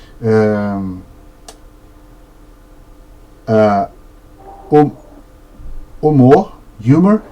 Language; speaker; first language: French; non-native, learner; Portuguese